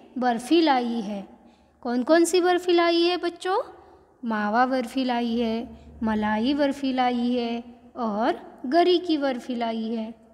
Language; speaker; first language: Hindi; non-native, local second language; Marathi